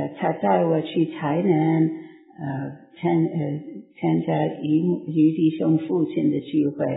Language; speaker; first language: Chinese; non-native, fluent; English